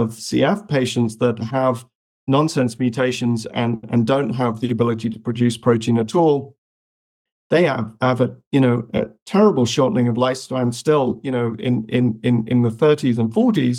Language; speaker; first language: English; native; English